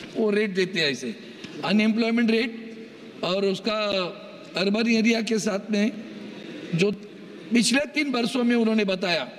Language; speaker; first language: Hindi; non-native, local second language; Marathi